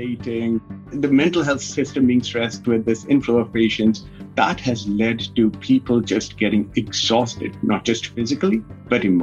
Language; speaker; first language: English; non-native, local second language; Punjabi